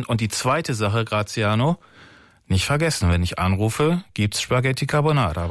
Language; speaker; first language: German; native; German